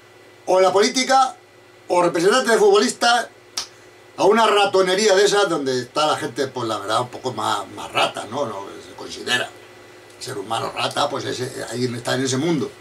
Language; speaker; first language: Spanish; native; Spanish